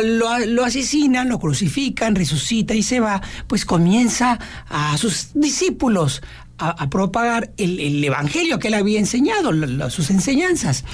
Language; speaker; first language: Spanish; native; Spanish